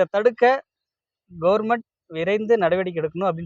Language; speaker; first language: Tamil; native; Tamil